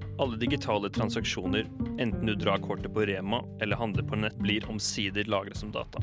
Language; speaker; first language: Norwegian; native; Norwegian